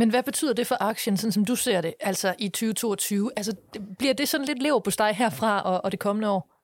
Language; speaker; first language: Danish; native; Danish